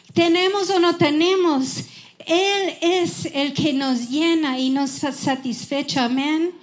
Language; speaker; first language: Spanish; non-native, fluent; English